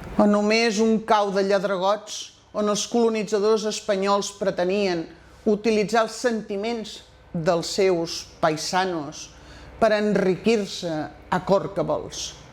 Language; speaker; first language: Catalan; non-native, local second language; Spanish